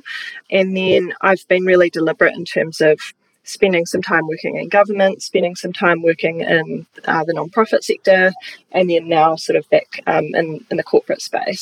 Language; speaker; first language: English; native; English